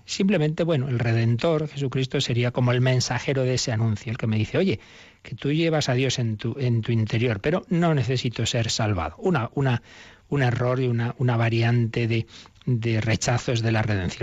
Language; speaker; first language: Spanish; native; Spanish